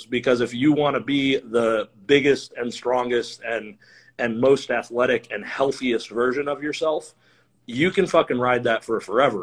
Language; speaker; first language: English; native; English